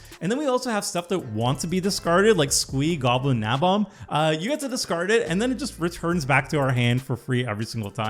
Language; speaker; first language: English; native; English